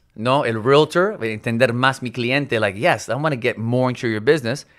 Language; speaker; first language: Spanish; non-native, local second language; English